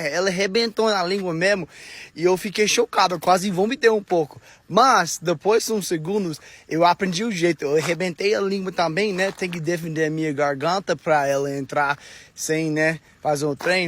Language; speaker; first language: Portuguese; non-native, learner; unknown